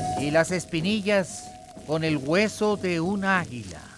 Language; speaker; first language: Spanish; native; Spanish